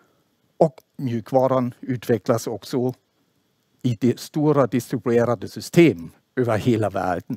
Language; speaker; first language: Swedish; non-native, fluent; German